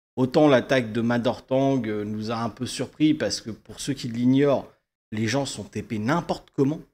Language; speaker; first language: French; native; French